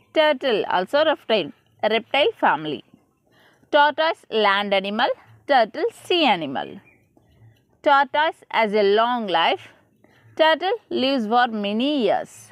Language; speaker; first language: English; non-native, local second language; Tamil